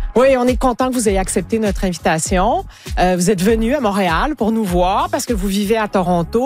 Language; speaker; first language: French; native; French